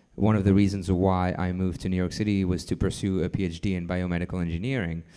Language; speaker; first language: English; non-native, fluent; French